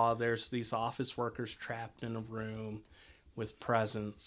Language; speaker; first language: English; native; English